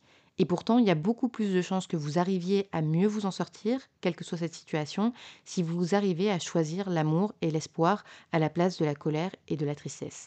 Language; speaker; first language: French; native; French